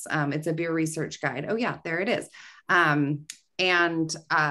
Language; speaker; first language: English; native; English